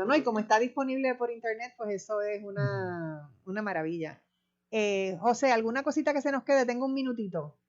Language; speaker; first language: Spanish; native; Spanish